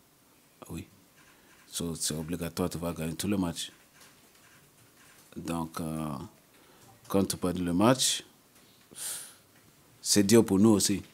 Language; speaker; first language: French; non-native, learner; English